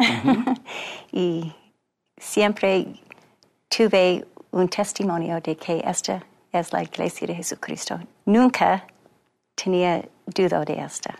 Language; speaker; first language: Spanish; non-native, fluent; English